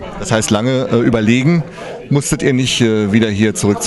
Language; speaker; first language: German; native; German